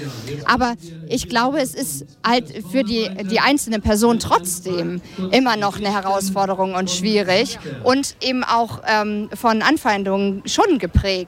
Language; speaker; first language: German; native; German